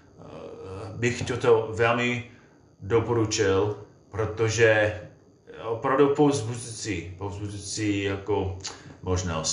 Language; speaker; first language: Czech; non-native, fluent; English